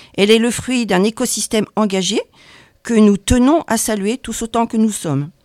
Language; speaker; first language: French; native; French